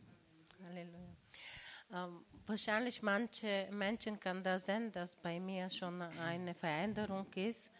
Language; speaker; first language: German; non-native, learner; Bulgarian